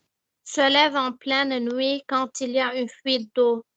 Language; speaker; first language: French; non-native, learner; Arabic